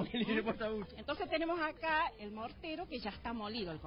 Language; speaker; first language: Spanish; native; Spanish